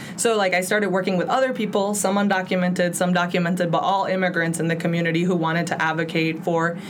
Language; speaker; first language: English; early bilingual, other home language; Spanish